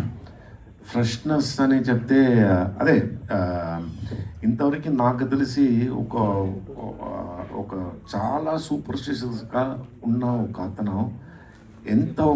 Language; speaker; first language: Telugu; non-native, learner; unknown